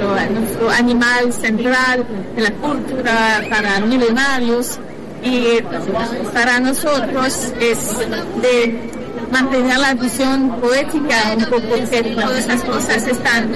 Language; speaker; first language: Spanish; non-native, learner; French